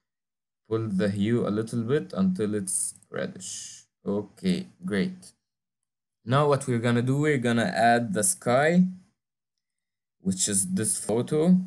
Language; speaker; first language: English; non-native, fluent; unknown